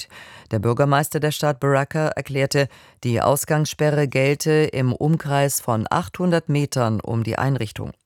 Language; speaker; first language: German; native; German